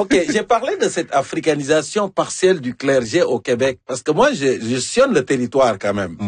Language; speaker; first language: French; native; French